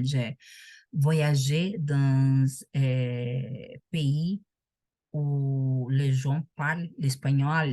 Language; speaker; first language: French; non-native, learner; Portuguese